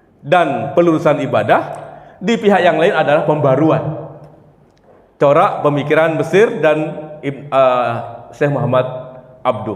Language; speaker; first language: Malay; non-native, local second language; Javanese